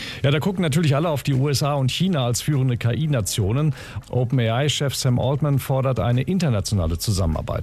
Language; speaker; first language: German; native; German